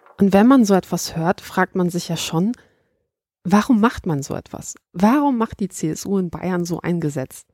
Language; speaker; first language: German; early bilingual, other home language; Polish